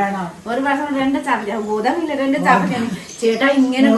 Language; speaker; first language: Malayalam; non-native, learner; Nepali